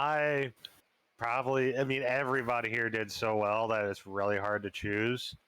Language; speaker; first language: English; native; English